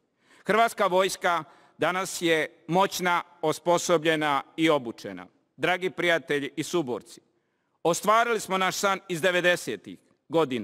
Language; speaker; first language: Bosnian; native; Bosnian